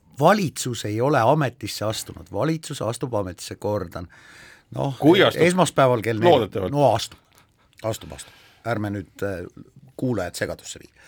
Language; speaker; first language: Estonian; native; Estonian